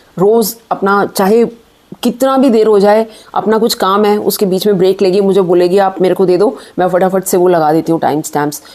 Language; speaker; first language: Hindi; native; Hindi